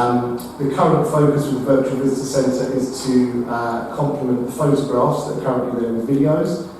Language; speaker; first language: English; native; English